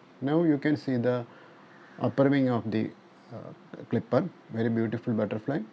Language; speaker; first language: English; non-native, local second language; Malayalam